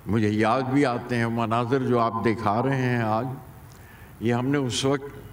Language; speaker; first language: Hindi; native; Hindi